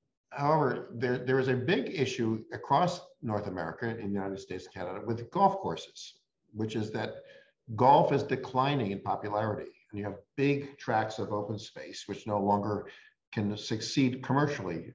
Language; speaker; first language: English; native; English